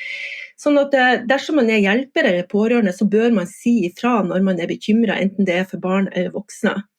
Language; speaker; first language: Norwegian; native; Norwegian